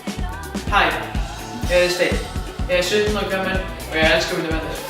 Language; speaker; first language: Danish; non-native, learner; Icelandic